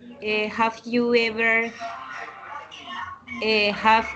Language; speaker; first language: English; non-native, learner; Spanish